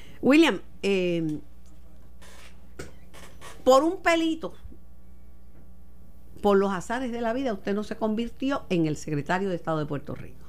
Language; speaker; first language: Spanish; native; Spanish